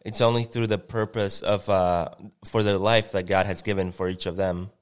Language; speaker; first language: English; non-native, fluent; Spanish